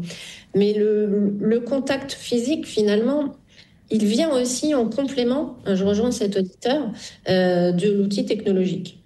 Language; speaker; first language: French; native; French